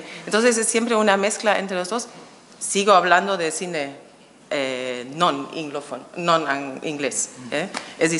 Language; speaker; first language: Spanish; non-native, fluent; German